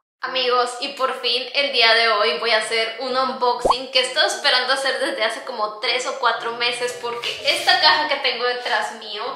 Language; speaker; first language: Spanish; native; Spanish